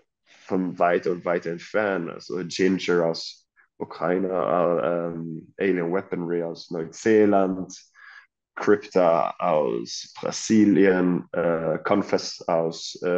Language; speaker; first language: German; non-native, fluent; Swedish